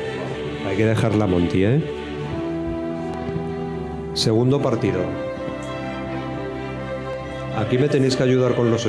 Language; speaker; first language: Spanish; native; Spanish